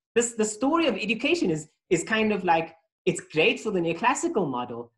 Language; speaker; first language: English; native; English